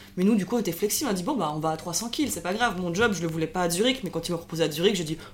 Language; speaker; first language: French; native; French